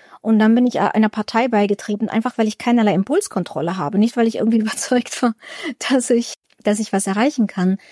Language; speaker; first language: German; early bilingual, other home language; Russian